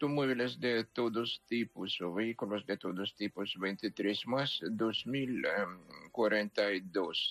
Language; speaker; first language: Spanish; non-native, fluent; Ukrainian